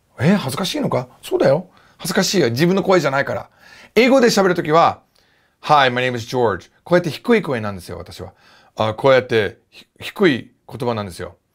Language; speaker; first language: Japanese; non-native, fluent; English